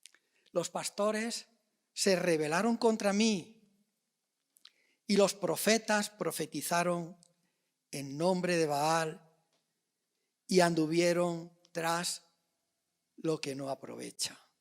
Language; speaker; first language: Spanish; native; Spanish